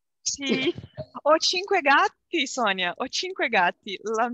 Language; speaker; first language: Italian; non-native, learner; Portuguese